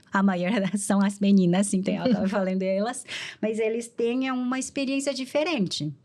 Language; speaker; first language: Portuguese; non-native, fluent; Korean